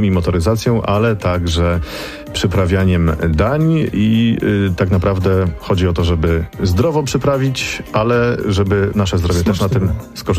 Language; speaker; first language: Polish; native; Polish